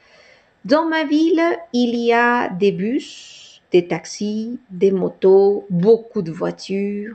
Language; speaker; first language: French; non-native, fluent; Spanish